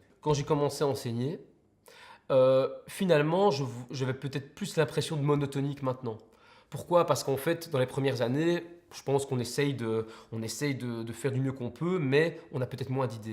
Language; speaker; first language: French; native; French